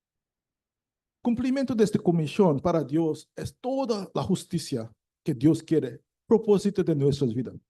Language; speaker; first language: Spanish; non-native, learner; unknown